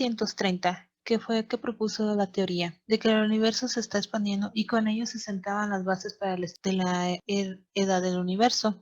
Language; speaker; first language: Spanish; native; Spanish